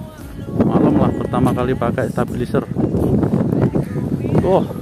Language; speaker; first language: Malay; non-native, local second language; Javanese